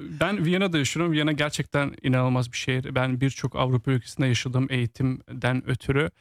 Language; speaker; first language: Turkish; early bilingual, heritage; Turkish